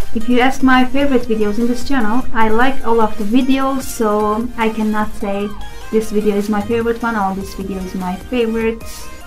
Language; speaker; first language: English; non-native, learner; Turkish